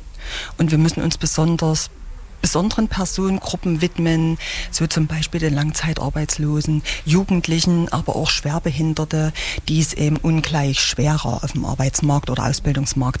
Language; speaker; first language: German; native; German